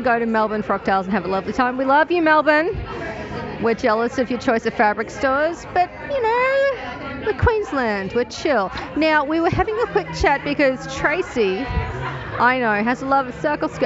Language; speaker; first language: English; native; English